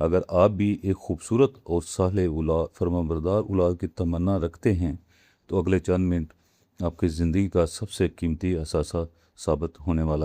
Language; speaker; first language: Urdu; native; Urdu